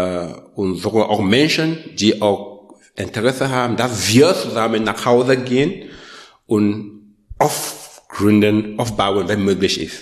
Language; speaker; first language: German; non-native, learner; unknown